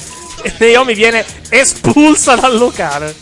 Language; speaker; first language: Italian; native; Italian